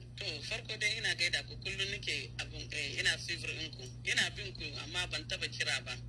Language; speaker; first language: Hausa; native; Hausa